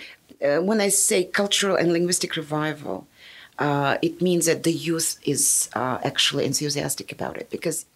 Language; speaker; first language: English; non-native, fluent; Yakut